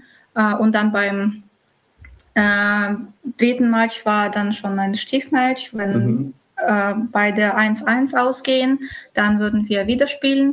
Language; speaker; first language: German; non-native, fluent; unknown